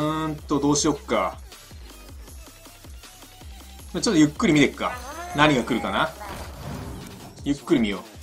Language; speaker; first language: Japanese; native; Japanese